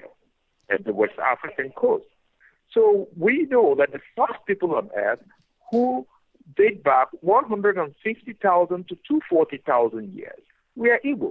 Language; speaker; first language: English; non-native, local second language; Igbo